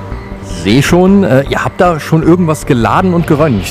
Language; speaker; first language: German; native; German